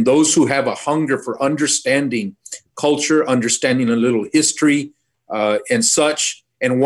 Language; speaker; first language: English; native; English